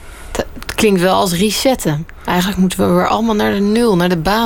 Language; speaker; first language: Dutch; native; Dutch